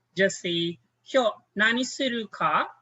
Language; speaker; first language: Japanese; non-native, fluent; Filipino